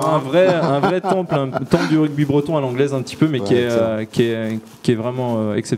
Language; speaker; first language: French; native; French